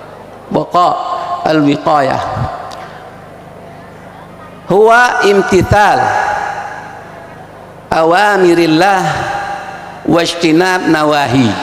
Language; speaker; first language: Arabic; non-native, fluent; Indonesian